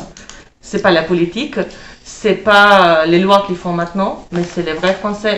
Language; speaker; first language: French; non-native, fluent; Albanian